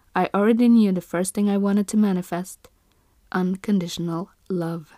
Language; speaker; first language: English; non-native, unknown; Norwegian